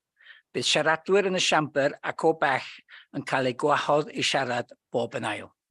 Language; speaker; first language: Welsh; native; Welsh